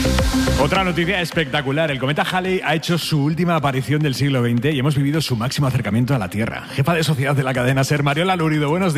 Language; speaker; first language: Spanish; native; Spanish